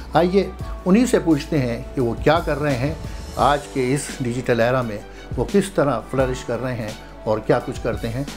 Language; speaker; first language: Urdu; native; Urdu